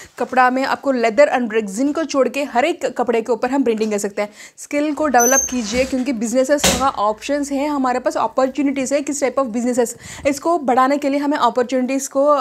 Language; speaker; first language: Hindi; non-native, local second language; Telugu